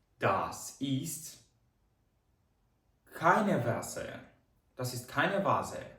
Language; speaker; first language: German; non-native, fluent; Ukrainian